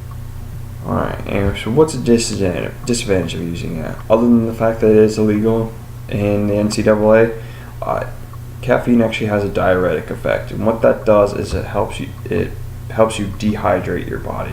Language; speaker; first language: English; native; English